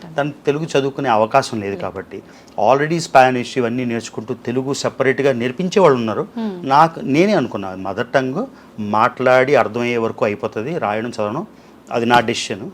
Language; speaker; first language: Telugu; native; Telugu